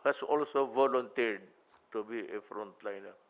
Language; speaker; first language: English; non-native, local second language; Filipino